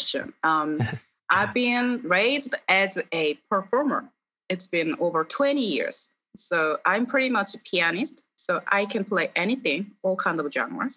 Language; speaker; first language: English; non-native, fluent; Korean